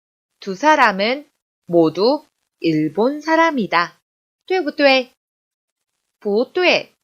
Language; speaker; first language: Korean; non-native, fluent; Chinese